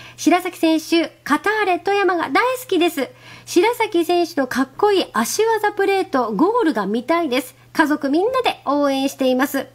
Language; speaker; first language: Japanese; native; Japanese